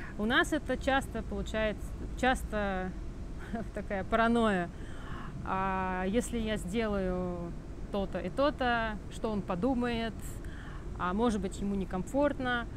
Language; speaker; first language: Russian; native; Russian